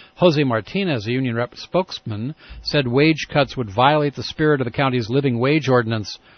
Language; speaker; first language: English; native; English